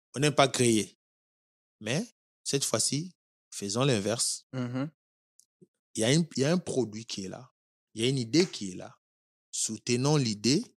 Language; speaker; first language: French; non-native, local second language; Lingala